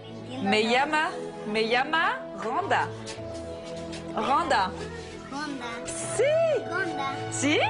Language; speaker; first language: Spanish; non-native, learner; French